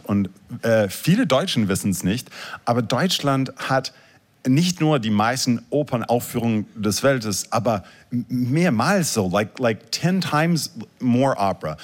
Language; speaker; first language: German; non-native, fluent; English